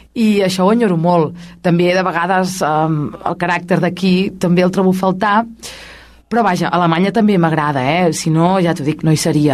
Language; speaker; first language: Catalan; native; Catalan